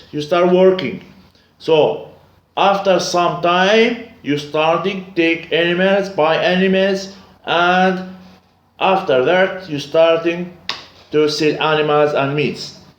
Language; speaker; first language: English; non-native, learner; Arabic